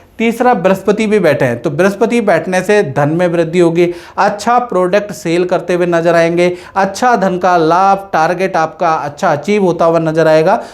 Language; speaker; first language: Hindi; native; Hindi